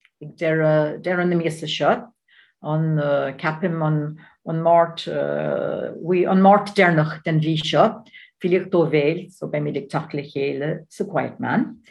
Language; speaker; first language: Irish; non-native, learner; Dutch